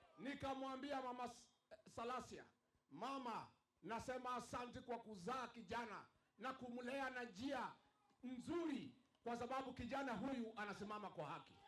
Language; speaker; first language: Swahili; non-native, local second language; Kikuyu